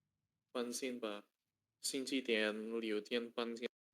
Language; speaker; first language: Chinese; non-native, learner; Indonesian